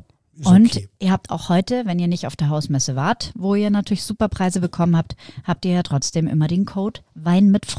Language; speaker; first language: German; native; German